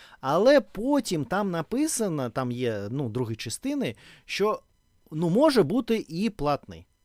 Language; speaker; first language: Ukrainian; non-native, learner; Russian